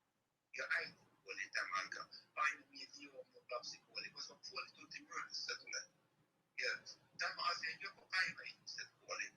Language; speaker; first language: Finnish; non-native, learner; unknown